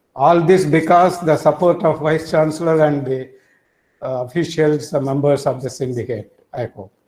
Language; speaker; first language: English; non-native, local second language; Tamil